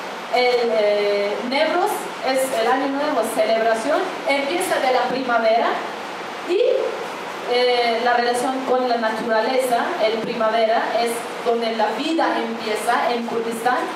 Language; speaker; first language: Spanish; non-native, fluent; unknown